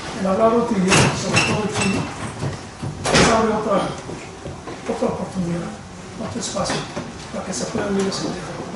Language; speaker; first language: Spanish; non-native, fluent; Cantonese